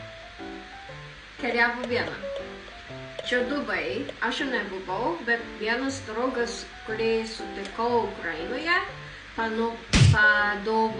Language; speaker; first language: Lithuanian; non-native, learner; Japanese